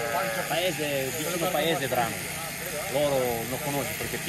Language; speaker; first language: Italian; non-native, learner; Slovak